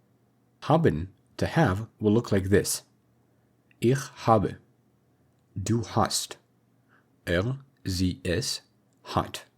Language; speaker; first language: German; non-native, fluent; English